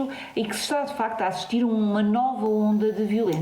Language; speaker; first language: Portuguese; native; Portuguese